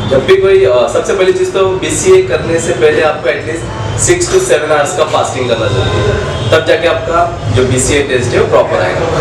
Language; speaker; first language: Hindi; native; Hindi